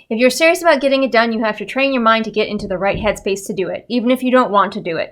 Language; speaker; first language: English; native; English